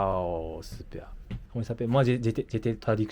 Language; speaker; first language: French; non-native, learner; Japanese